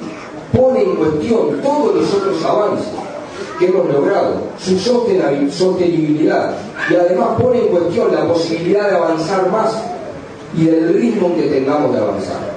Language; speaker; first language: Spanish; native; Spanish